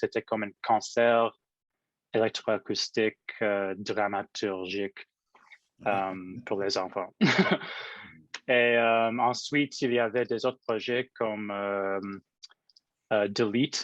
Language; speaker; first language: French; non-native, local second language; English